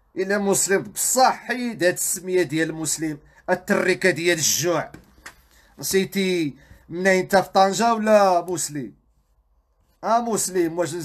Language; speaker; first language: Arabic; non-native, local second language; Riffian